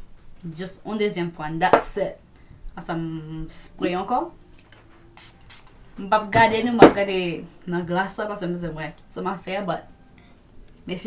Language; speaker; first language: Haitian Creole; early bilingual, heritage; Haitian Creole